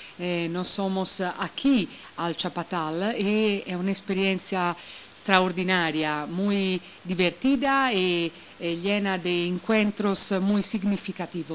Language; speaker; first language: Spanish; non-native, learner; Italian